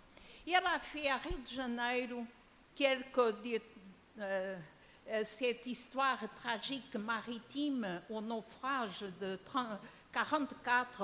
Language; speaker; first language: French; non-native, fluent; Portuguese